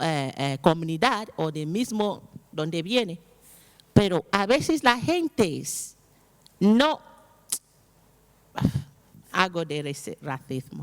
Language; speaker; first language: Spanish; non-native, learner; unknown